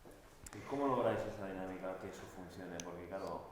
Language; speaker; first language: Spanish; native; Spanish